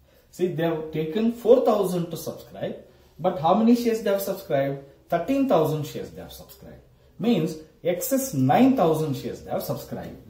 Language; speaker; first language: English; non-native, local second language; Kannada